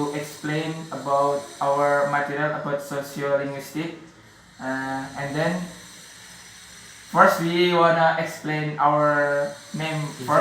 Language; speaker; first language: English; non-native, learner; Javanese